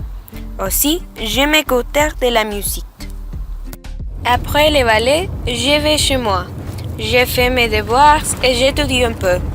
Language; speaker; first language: French; non-native, learner; Spanish